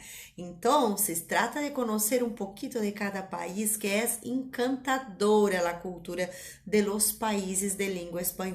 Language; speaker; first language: Spanish; non-native, fluent; Portuguese